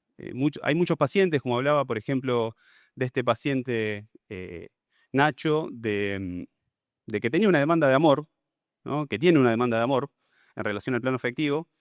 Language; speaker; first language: Spanish; native; Spanish